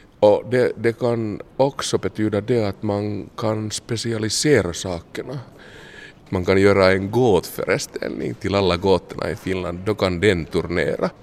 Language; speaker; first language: Swedish; non-native, local second language; Finnish